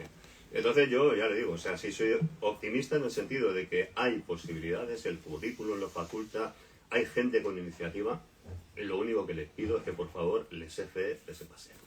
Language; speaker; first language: Spanish; native; Spanish